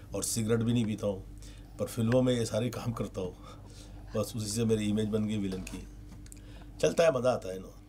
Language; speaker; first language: Hindi; native; Hindi